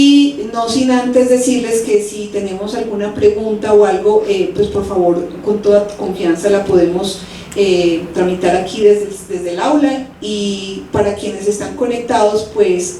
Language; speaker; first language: Spanish; native; Spanish